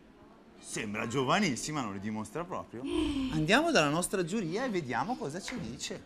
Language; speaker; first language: Italian; native; Italian